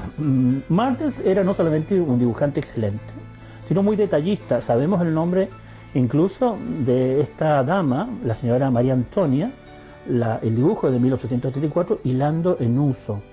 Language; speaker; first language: Spanish; native; Spanish